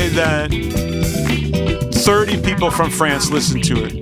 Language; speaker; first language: English; native; English